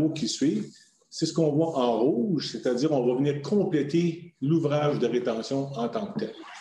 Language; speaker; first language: French; native; French